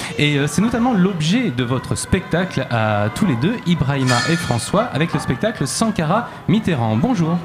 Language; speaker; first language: French; native; French